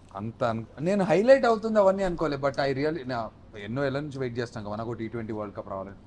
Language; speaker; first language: Telugu; native; Telugu